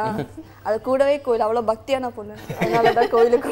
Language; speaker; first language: Tamil; non-native, local second language; Malayalam